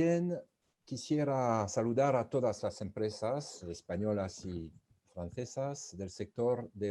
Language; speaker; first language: Spanish; non-native, fluent; French